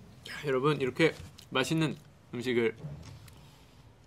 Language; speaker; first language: Korean; native; Korean